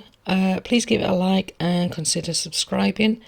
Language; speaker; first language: English; native; English